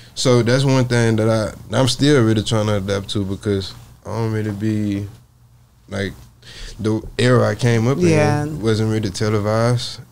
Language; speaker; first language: English; native; English